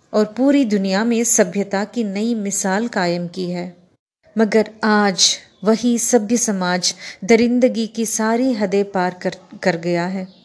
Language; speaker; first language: Hindi; non-native, local second language; Kannada